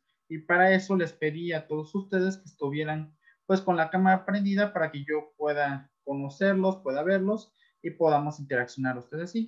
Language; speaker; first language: Spanish; native; Spanish